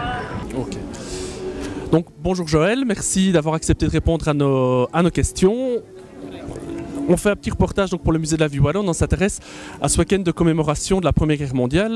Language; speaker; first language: French; native; French